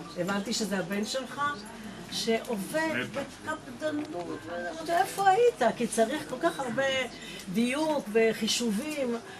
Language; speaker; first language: Hebrew; native; Hebrew